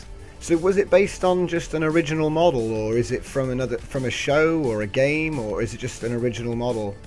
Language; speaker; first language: English; native; English